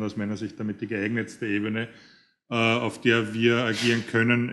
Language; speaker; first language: German; native; German